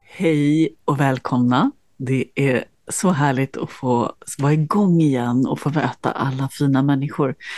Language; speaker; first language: Swedish; native; Swedish